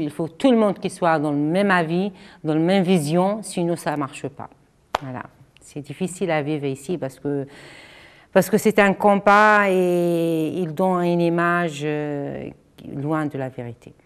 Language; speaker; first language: French; non-native, fluent; Arabic